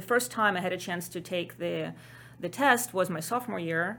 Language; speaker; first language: English; non-native, fluent; Ukrainian